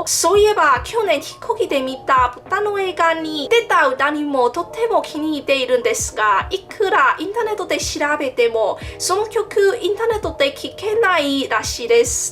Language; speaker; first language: Japanese; non-native, learner; Min Nan Chinese